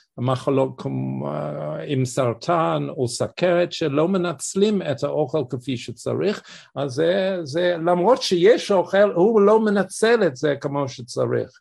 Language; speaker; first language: Hebrew; non-native, fluent; English